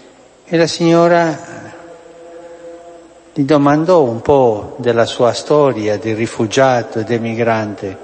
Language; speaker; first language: Italian; non-native, fluent; Spanish